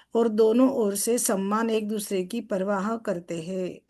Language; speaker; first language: Hindi; non-native, local second language; Marathi